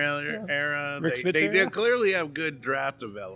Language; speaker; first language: English; native; English